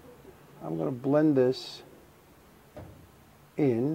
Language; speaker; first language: English; native; English